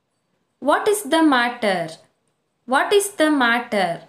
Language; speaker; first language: English; non-native, local second language; Kannada